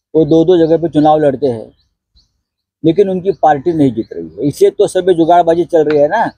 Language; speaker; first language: Hindi; non-native, local second language; Marathi